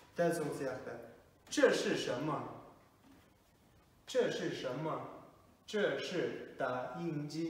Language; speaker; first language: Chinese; non-native, fluent; Kazakh